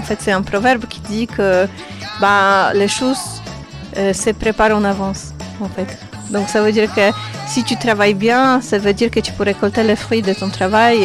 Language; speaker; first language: French; non-native, fluent; Polish